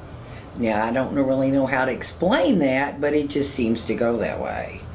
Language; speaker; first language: English; native; English